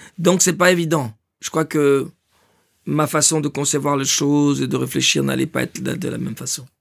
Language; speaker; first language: French; non-native, local second language; Lingala